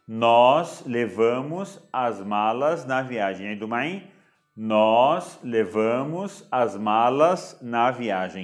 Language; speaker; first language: Portuguese; non-native, fluent; Arabic